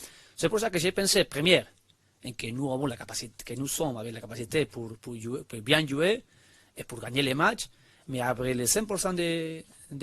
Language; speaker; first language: French; non-native, learner; Spanish